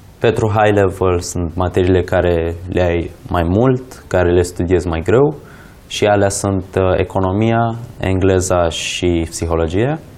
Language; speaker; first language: Romanian; early bilingual, other home language; Arabic